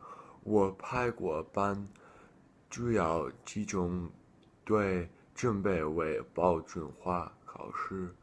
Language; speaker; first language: Chinese; non-native, learner; English